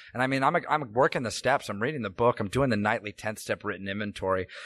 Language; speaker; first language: English; native; English